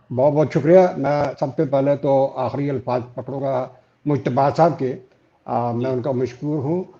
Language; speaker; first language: Urdu; non-native, local second language; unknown